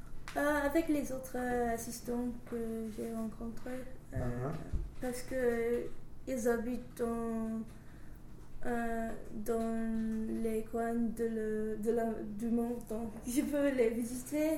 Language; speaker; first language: French; non-native, learner; English